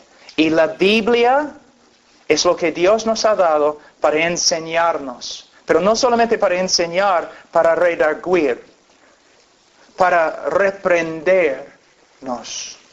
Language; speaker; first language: Spanish; non-native, fluent; English